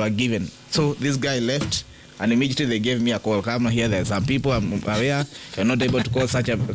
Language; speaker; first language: English; non-native, local second language; Kikuyu